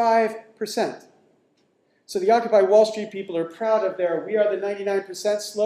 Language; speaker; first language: English; native; English